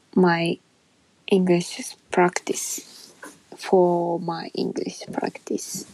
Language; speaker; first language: English; non-native, learner; Japanese